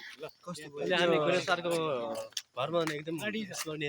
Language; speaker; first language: Nepali; native; Nepali